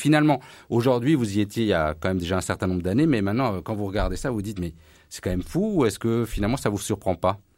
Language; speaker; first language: French; native; French